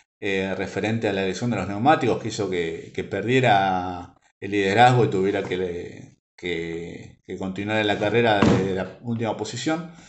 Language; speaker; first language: Spanish; native; Spanish